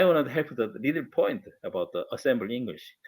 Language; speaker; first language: English; non-native, learner; Korean